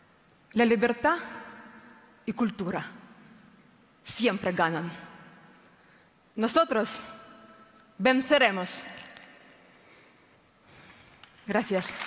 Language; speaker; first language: Spanish; non-native, fluent; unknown